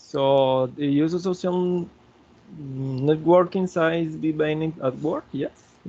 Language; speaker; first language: English; non-native, learner; Spanish